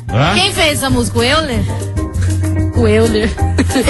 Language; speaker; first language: Portuguese; native; Portuguese